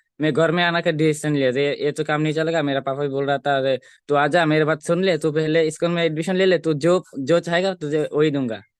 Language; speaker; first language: Hindi; non-native, local second language; Bangla